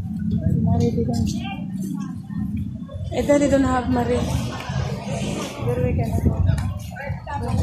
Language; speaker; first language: English; non-native, local second language; Cebuano